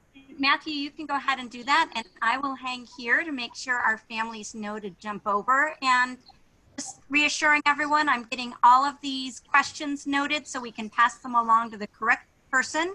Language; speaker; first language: English; native; English